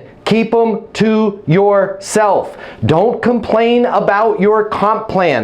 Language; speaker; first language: English; native; English